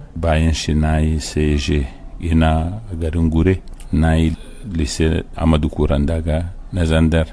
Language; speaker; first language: Hausa; non-native, local second language; Arabic